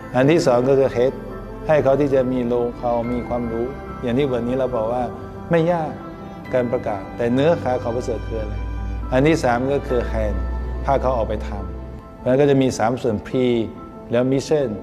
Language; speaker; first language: Thai; non-native, fluent; Chinese